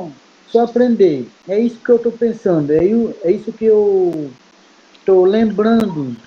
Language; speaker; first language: Portuguese; non-native, local second language; Kayapó